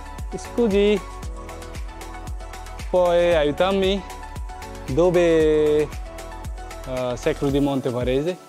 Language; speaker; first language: Italian; non-native, learner; Bangla